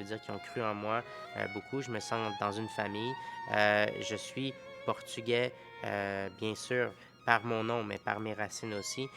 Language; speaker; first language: French; native; French